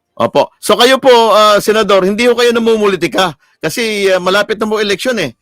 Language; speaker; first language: Filipino; native; Filipino